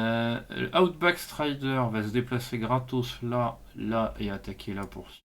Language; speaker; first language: French; native; French